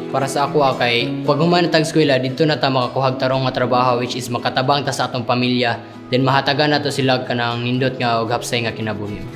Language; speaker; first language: Cebuano; native; Cebuano